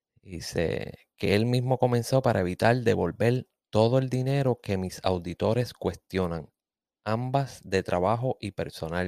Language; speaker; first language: Spanish; native; Spanish